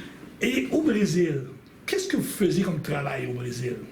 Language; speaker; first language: French; native; French